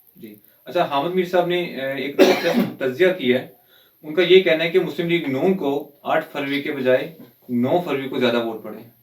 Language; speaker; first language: Urdu; native; Urdu